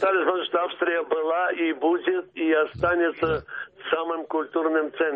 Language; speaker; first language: Russian; early bilingual, heritage; Russian